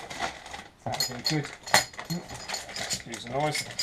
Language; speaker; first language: English; native; English